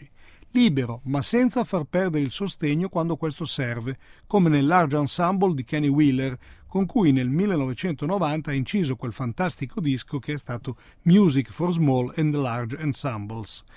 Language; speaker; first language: Italian; native; Italian